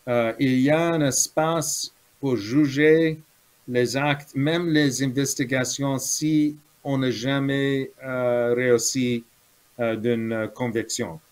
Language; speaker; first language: French; non-native, fluent; English